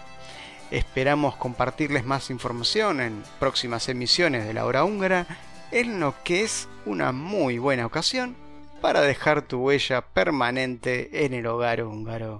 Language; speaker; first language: Spanish; native; Spanish